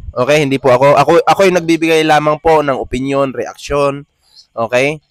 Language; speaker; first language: Filipino; native; Filipino